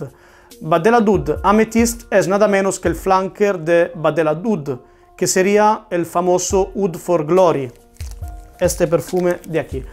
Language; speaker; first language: Spanish; non-native, fluent; Italian